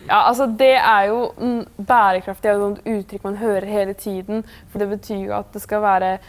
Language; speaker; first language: Norwegian; native; Norwegian